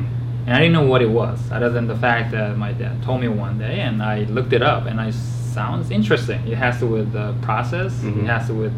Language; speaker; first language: English; non-native, fluent; Korean